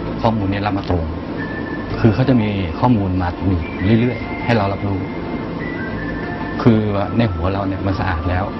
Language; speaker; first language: Thai; native; Thai